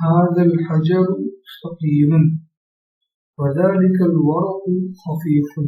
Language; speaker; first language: Arabic; non-native, fluent; Urdu